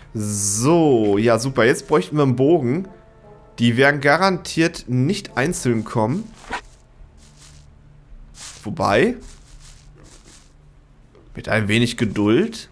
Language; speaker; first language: German; native; German